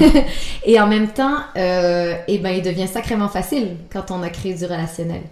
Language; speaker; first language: French; native; French